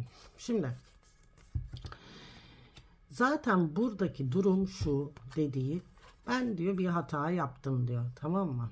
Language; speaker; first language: Turkish; early bilingual, heritage; Turkish